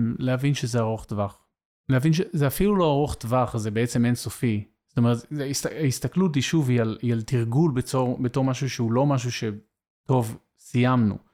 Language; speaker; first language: Hebrew; native; Hebrew